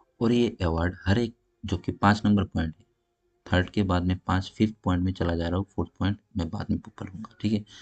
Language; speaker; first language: Hindi; non-native, local second language; Bangla